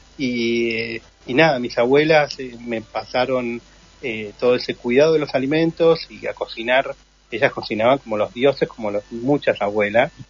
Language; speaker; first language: Spanish; native; Spanish